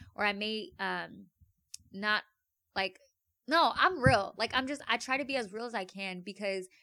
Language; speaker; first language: English; native; English